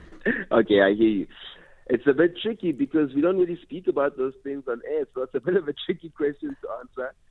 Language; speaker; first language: English; non-native, local second language; Xhosa